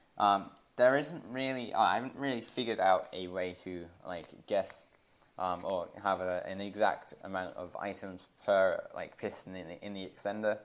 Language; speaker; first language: English; native; English